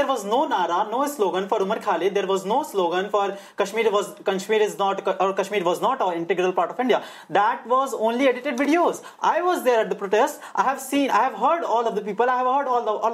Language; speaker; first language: English; non-native, local second language; Hindi